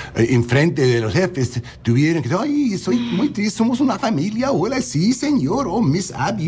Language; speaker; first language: Spanish; non-native, learner; English